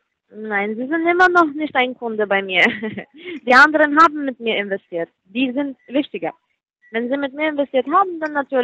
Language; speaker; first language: German; non-native, learner; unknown